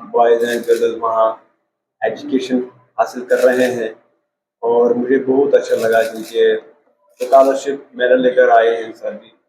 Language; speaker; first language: Hindi; non-native, local second language; Kashmiri